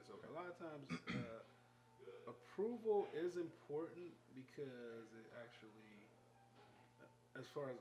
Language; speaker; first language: English; native; English